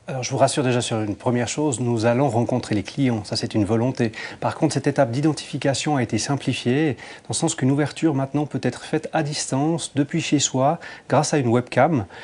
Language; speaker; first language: French; native; French